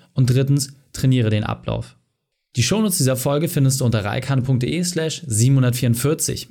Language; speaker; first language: German; native; German